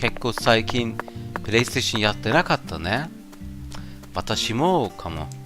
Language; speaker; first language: Japanese; non-native, learner; German